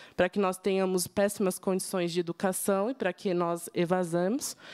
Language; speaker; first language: Portuguese; native; Portuguese